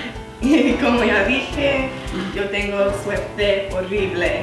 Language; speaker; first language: Spanish; non-native, learner; English